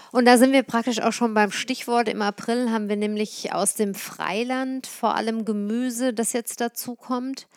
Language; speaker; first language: German; native; German